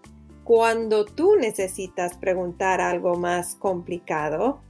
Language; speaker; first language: Spanish; non-native, fluent; English